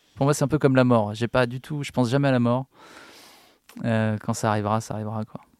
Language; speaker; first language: French; native; French